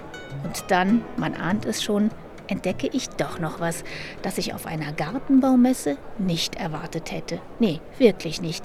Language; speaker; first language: German; native; German